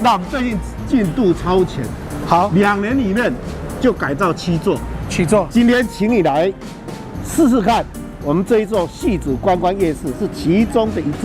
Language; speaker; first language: Chinese; native; Chinese